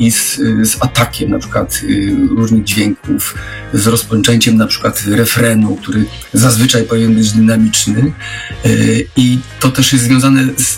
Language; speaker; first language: Polish; native; Polish